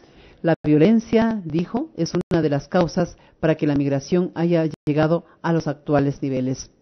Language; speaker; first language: Spanish; native; Spanish